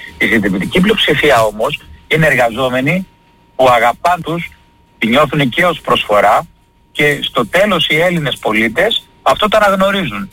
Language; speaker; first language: Greek; native; Greek